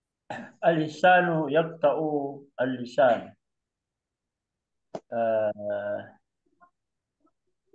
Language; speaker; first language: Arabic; non-native, learner; Indonesian